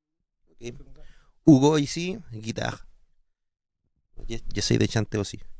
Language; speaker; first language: French; non-native, fluent; Spanish